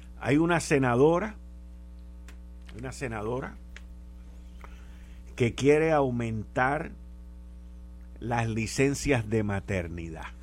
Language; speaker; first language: Spanish; native; Spanish